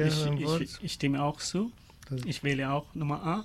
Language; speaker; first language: German; non-native, learner; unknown